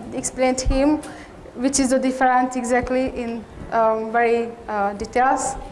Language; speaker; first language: English; non-native, learner; Hungarian